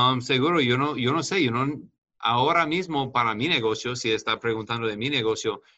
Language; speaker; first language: Spanish; non-native, fluent; English